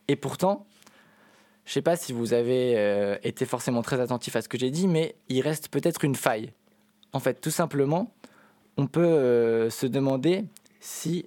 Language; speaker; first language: French; native; French